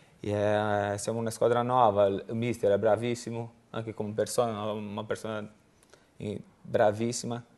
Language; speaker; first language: Italian; non-native, learner; Portuguese